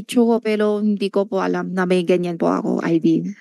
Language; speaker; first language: Filipino; non-native, learner; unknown